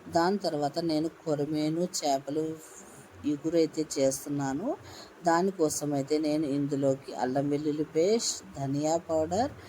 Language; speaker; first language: Telugu; non-native, local second language; Urdu